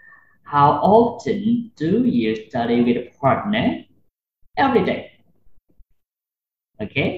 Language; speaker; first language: English; non-native, fluent; Vietnamese